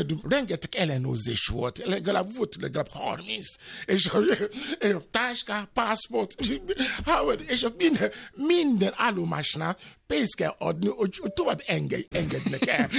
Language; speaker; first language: Hungarian; non-native, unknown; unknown